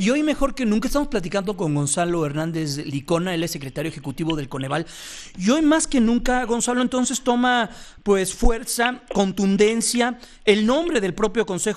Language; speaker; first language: Spanish; native; Spanish